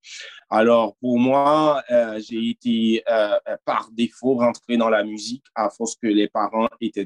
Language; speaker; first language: French; non-native, local second language; Haitian Creole